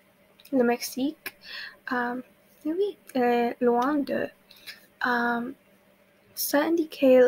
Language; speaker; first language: French; non-native, learner; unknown